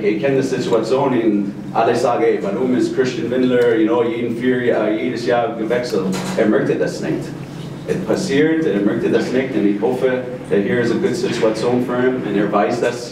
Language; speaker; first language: German; non-native, fluent; English